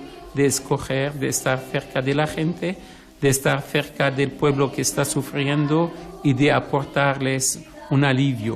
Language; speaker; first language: Spanish; non-native, fluent; Arabic